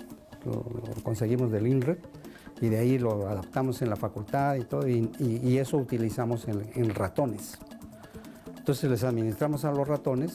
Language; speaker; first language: Spanish; native; Spanish